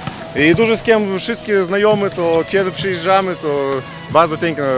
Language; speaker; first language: Polish; early bilingual, heritage; Polish